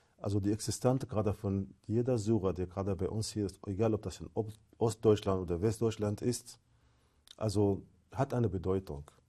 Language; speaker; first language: German; non-native, fluent; Arabic